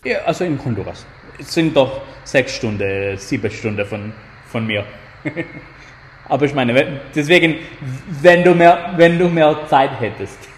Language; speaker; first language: German; non-native, fluent; Spanish